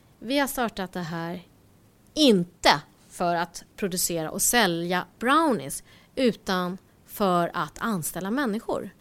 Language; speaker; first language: Swedish; early bilingual, other home language; Korean